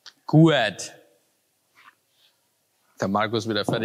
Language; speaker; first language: German; native; German